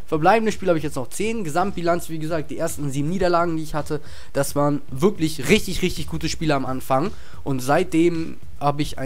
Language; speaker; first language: German; native; German